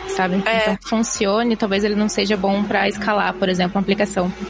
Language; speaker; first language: Portuguese; native; Portuguese